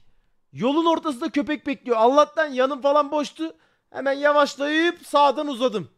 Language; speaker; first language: Turkish; native; Turkish